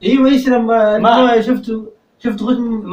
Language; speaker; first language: Arabic; native; Arabic